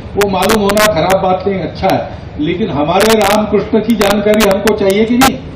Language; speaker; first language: Hindi; non-native, local second language; Marathi